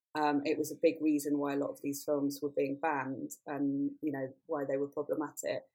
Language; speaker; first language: English; native; English